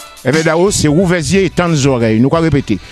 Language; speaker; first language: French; native; French